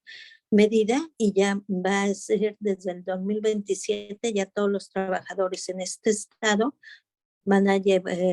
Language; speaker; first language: Spanish; native; Spanish